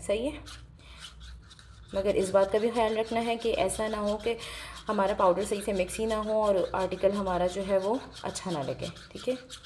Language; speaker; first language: Hindi; native; Hindi